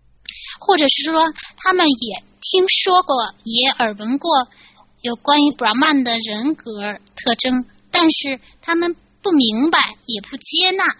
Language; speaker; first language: Chinese; native; Chinese